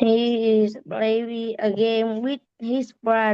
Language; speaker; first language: English; non-native, learner; Vietnamese